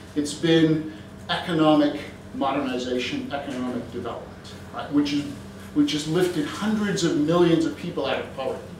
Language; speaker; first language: English; native; English